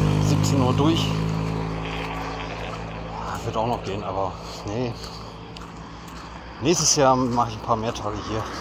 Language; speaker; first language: German; native; German